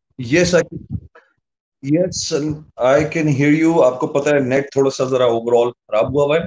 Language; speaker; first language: Urdu; native; Urdu